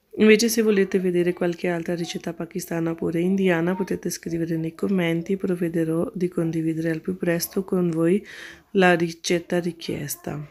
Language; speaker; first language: Italian; non-native, fluent; Urdu